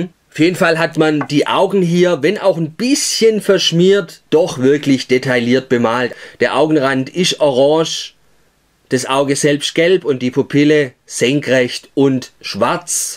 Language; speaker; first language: German; native; German